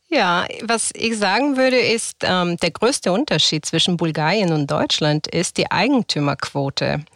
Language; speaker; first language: German; non-native, fluent; Bulgarian